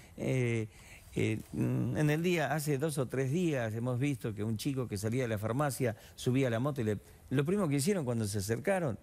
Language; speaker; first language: Spanish; native; Spanish